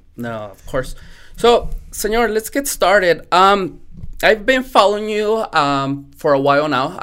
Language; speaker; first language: English; non-native, fluent; Spanish